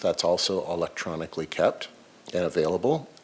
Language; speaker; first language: English; native; English